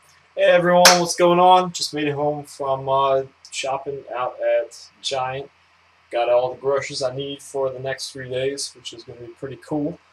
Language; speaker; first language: English; native; English